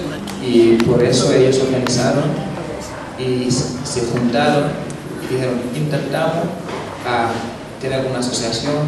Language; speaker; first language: Spanish; non-native, fluent; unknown